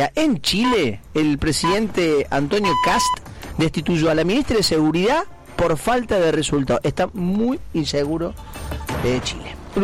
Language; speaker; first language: Spanish; native; Spanish